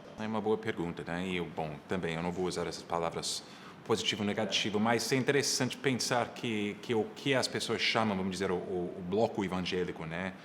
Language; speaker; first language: Portuguese; non-native, fluent; English